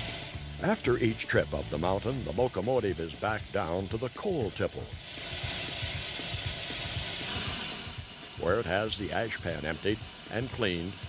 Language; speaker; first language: English; native; English